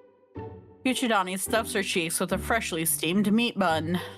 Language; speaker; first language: English; native; English